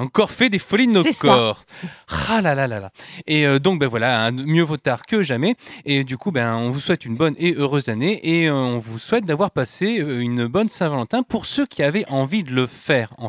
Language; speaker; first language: French; native; French